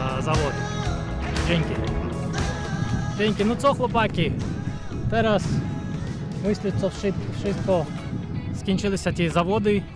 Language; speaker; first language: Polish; non-native, learner; Ukrainian